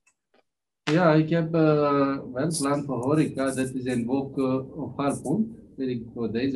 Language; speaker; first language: Dutch; non-native, learner; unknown